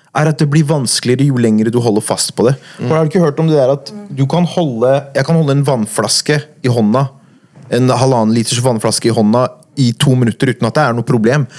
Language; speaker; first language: Norwegian; native; Norwegian